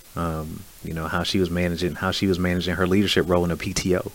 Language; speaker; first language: English; native; English